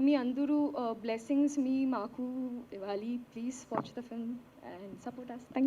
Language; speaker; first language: Telugu; non-native, learner; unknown